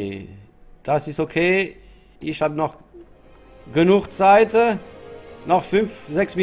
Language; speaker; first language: German; non-native, learner; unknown